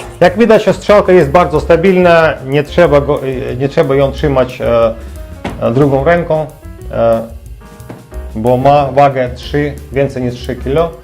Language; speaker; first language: Polish; non-native, learner; Ukrainian